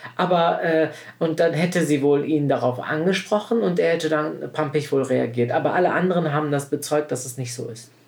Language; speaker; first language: German; early bilingual, other home language; Turkish